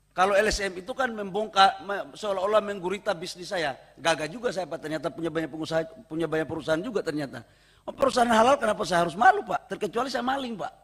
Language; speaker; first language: Indonesian; native; Indonesian